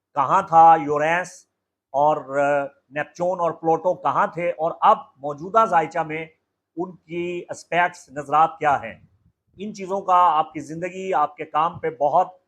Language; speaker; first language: Urdu; native; Urdu